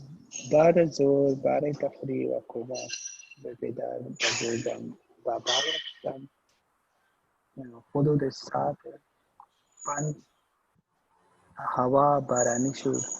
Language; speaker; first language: Persian; non-native, learner; Urdu